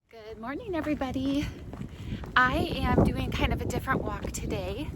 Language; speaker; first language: English; native; English